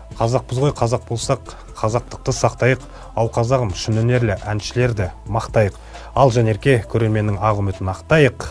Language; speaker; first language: Kazakh; native; Kazakh